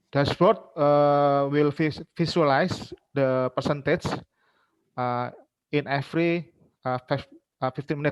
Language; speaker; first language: English; non-native, learner; Indonesian